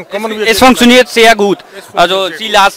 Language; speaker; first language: German; non-native, fluent; Punjabi